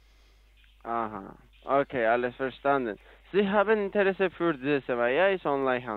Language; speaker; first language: German; non-native, learner; Italian